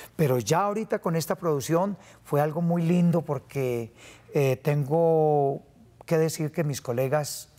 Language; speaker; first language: Spanish; native; Spanish